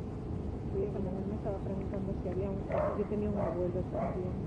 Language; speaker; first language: Spanish; native; Spanish